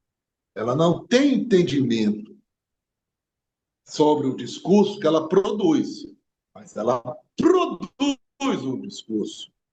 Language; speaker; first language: Portuguese; native; Portuguese